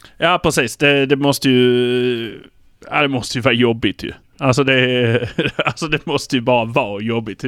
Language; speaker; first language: Swedish; native; Swedish